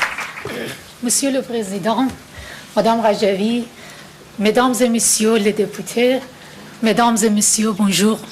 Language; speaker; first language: French; non-native, fluent; Persian